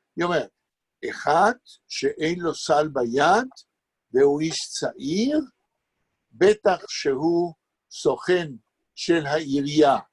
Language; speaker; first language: Hebrew; native; Hebrew